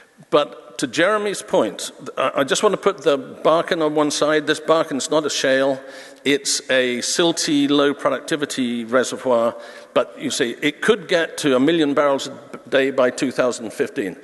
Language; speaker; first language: English; native; English